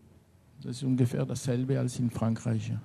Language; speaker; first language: German; non-native, learner; French